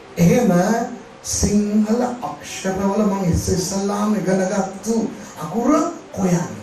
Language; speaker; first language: Sinhala; non-native, local second language; Tamil